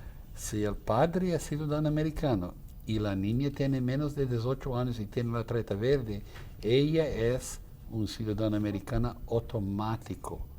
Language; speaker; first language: Portuguese; non-native, fluent; English